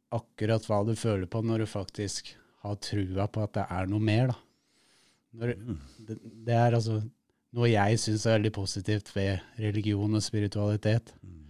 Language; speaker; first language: Norwegian; native; Norwegian